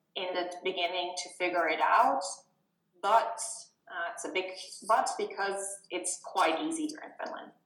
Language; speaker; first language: English; non-native, fluent; German